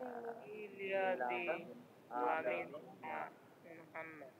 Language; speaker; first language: Italian; non-native, learner; Bangla